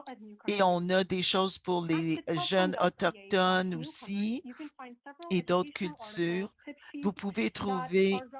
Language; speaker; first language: French; non-native, fluent; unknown